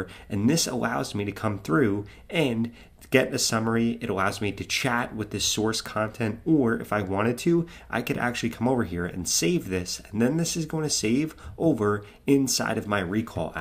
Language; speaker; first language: English; native; English